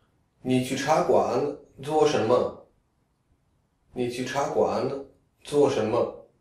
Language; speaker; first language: Chinese; non-native, fluent; Czech